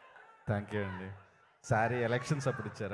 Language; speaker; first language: Telugu; non-native, learner; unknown